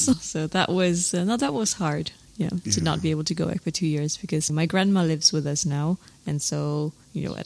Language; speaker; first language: English; native; English